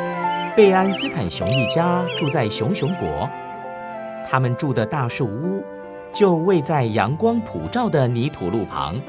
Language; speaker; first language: Chinese; native; Chinese